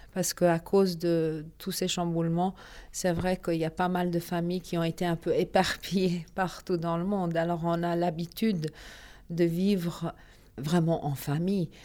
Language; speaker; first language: French; early bilingual, other home language; Persian